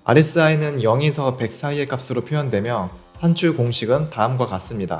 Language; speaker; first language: Korean; native; Korean